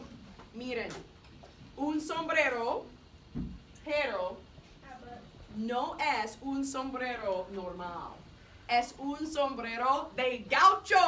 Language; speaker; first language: Spanish; non-native, fluent; English